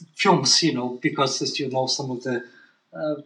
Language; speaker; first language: English; non-native, fluent; Bulgarian